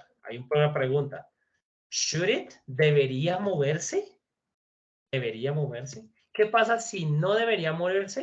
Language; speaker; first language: Spanish; native; Spanish